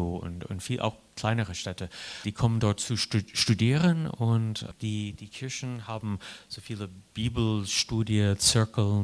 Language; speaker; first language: German; non-native, fluent; English